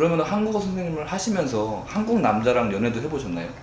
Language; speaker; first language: Korean; native; Korean